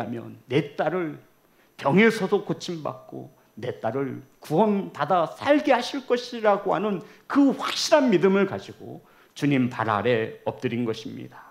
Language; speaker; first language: Korean; native; Korean